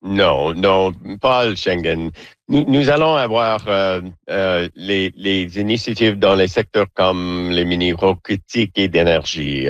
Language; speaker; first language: French; non-native, learner; English